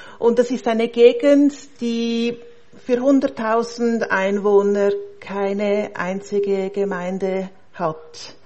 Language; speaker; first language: German; native; German